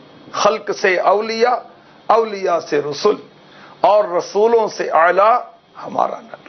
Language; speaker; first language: Urdu; native; Urdu